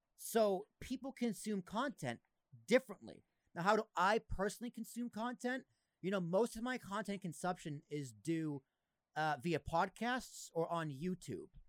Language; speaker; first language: English; native; English